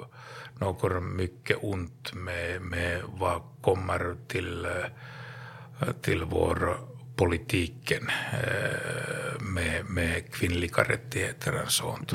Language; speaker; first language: Swedish; non-native, learner; Finnish